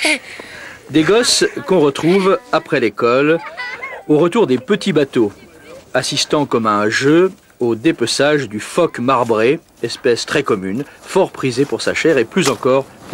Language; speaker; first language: French; native; French